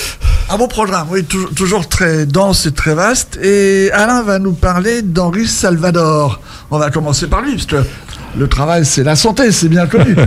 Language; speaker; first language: French; native; French